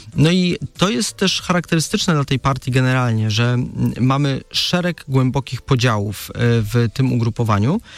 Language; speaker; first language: Polish; native; Polish